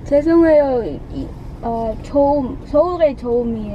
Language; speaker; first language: Korean; non-native, learner; Filipino